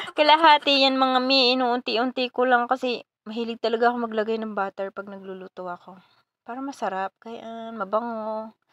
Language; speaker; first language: Filipino; non-native, local second language; Bikol